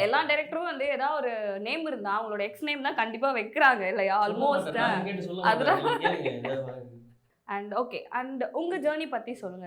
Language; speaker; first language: Tamil; native; Tamil